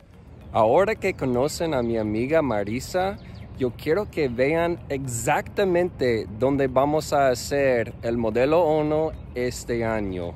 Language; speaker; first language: Spanish; non-native, fluent; English